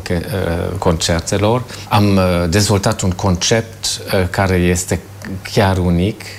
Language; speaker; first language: Romanian; non-native, fluent; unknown